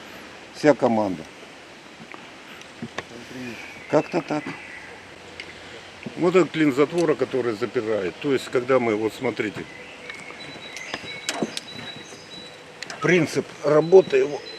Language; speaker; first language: Russian; native; Russian